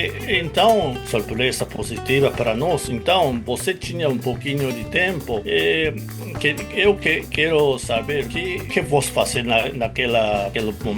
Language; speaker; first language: Portuguese; non-native, fluent; Japanese